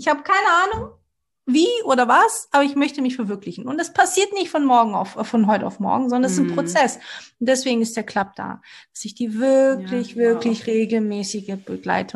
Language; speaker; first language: German; early bilingual, other home language; Portuguese